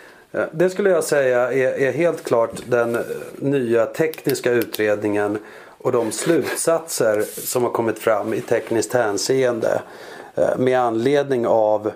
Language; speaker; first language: Swedish; native; Swedish